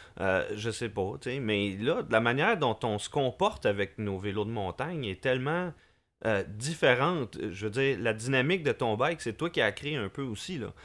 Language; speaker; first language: French; native; French